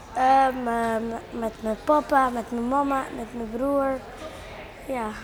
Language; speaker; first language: Dutch; early bilingual, other home language; Arabic